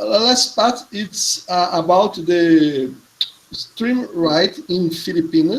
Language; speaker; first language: English; non-native, learner; Portuguese